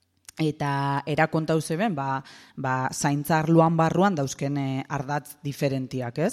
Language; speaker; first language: Basque; native; Basque